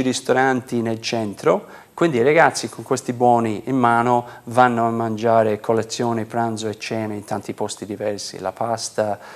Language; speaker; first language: Italian; non-native, fluent; English